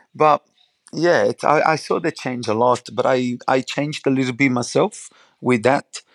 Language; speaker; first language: English; non-native, fluent; Italian